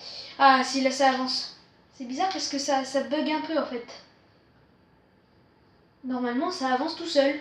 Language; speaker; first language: French; native; French